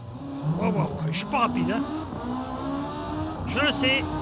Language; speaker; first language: French; native; French